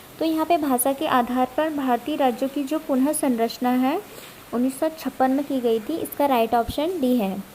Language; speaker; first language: Hindi; native; Hindi